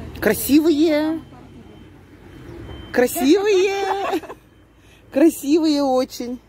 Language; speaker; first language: Russian; native; Russian